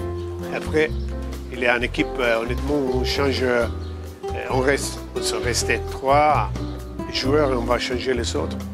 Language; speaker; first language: French; non-native, fluent; Italian